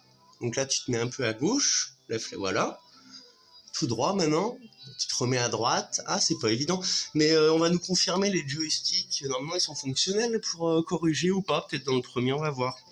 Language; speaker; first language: French; native; French